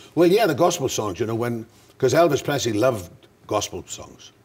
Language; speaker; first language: English; native; English